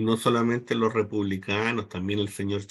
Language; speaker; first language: Spanish; native; Spanish